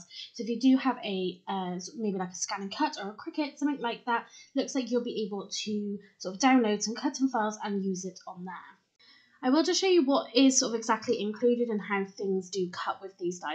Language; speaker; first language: English; native; English